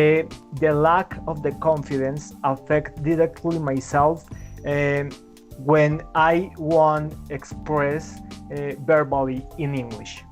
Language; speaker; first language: English; non-native, learner; Spanish